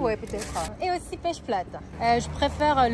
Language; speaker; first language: French; non-native, fluent; Korean